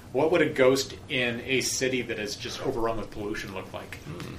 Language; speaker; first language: English; native; English